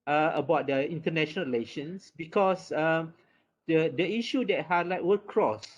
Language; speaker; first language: English; non-native, local second language; Malay